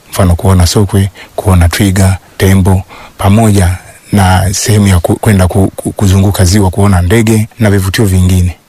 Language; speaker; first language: Swahili; native; Swahili